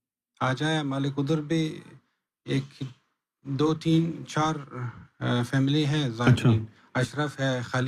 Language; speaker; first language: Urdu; non-native, learner; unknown